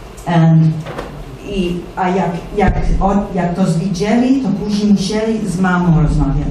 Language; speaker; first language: Polish; early bilingual, heritage; English